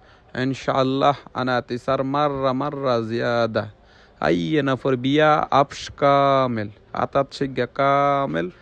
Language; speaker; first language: Arabic; non-native, learner; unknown